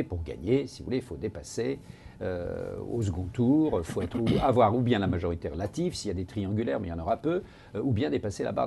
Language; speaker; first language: French; native; French